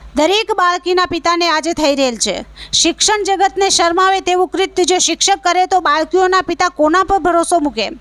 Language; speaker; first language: Gujarati; native; Gujarati